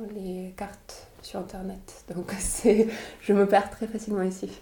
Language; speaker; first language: French; non-native, fluent; Russian